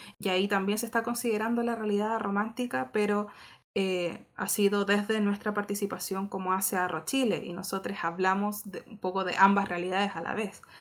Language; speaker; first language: Spanish; native; Spanish